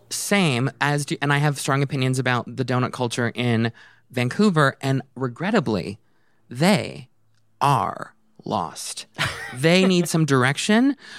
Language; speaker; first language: English; native; English